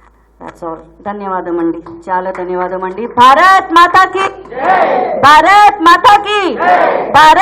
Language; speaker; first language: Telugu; non-native, local second language; Gujarati